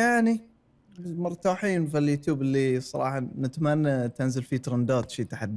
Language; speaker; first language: Arabic; native; Arabic